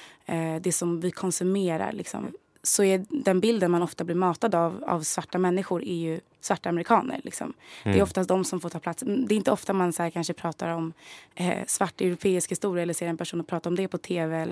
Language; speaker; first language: Swedish; native; Swedish